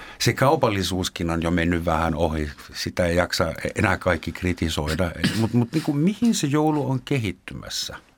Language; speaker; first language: Finnish; non-native, fluent; German